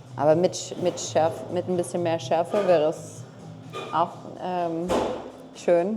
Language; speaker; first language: German; non-native, fluent; French